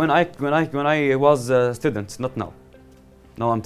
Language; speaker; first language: English; non-native, learner; Arabic